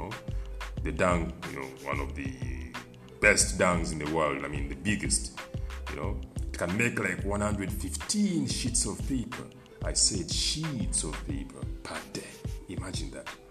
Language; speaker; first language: English; non-native, local second language; Ganda